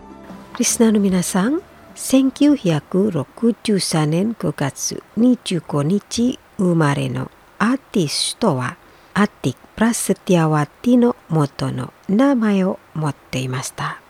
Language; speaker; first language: Japanese; non-native, fluent; Indonesian